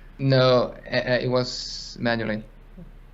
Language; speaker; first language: English; non-native, fluent; French